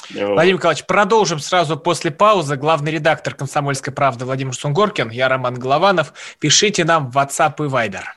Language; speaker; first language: Russian; native; Russian